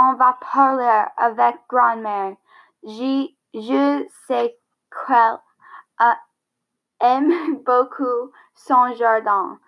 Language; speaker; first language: French; non-native, learner; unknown